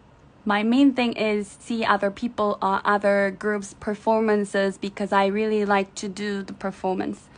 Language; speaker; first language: English; non-native, fluent; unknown